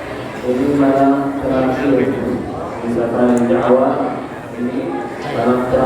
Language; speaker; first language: Indonesian; non-native, learner; Arabic